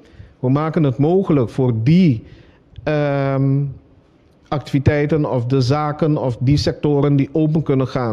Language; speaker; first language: Dutch; non-native, local second language; Papiamento